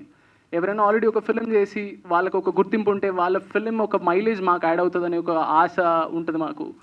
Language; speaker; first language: Telugu; native; Telugu